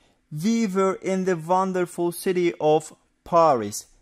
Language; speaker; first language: English; non-native, fluent; Turkish